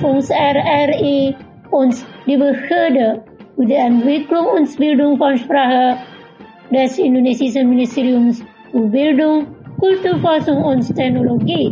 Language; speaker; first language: German; non-native, learner; Indonesian